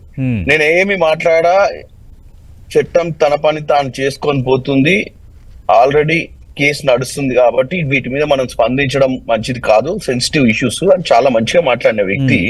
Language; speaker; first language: Telugu; native; Telugu